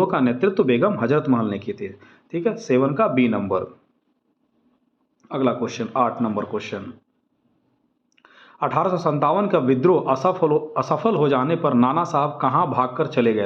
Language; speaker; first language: Hindi; native; Hindi